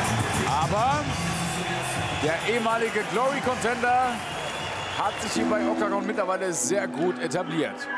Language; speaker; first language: German; native; German